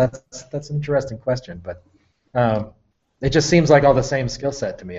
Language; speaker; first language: English; native; English